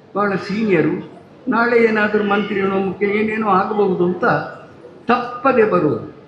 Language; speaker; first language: Kannada; non-native, local second language; Tulu